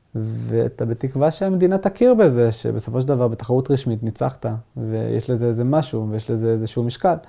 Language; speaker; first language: Hebrew; non-native, local second language; Arabic